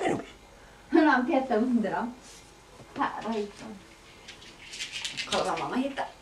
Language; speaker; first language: Swedish; native; Swedish